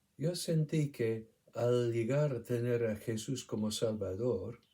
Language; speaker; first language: Spanish; non-native, fluent; English